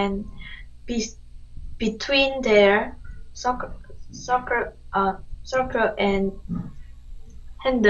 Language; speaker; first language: English; non-native, learner; Korean